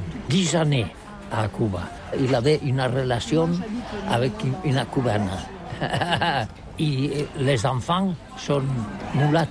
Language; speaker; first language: French; non-native, learner; Catalan